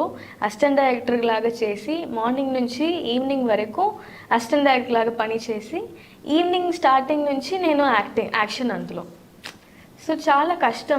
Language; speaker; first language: Telugu; non-native, learner; Tamil